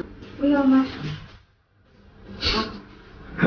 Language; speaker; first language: Chinese; non-native, learner; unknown